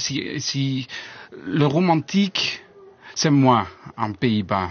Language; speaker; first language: French; non-native, learner; Dutch